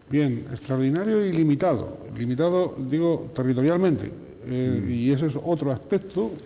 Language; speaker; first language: Spanish; native; Spanish